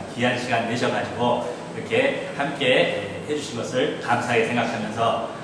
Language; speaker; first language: Korean; native; Korean